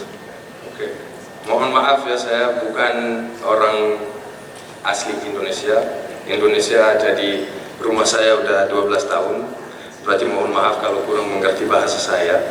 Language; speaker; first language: Indonesian; non-native, fluent; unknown